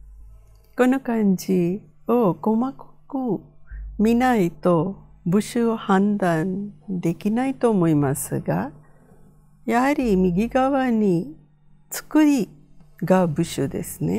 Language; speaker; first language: Japanese; non-native, fluent; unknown